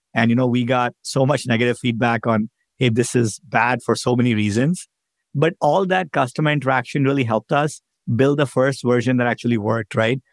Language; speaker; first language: English; non-native, local second language; Hindi